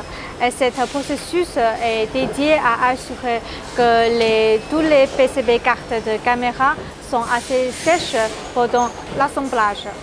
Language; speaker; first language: French; non-native, learner; Chinese